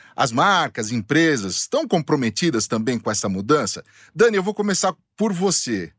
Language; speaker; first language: Portuguese; native; Portuguese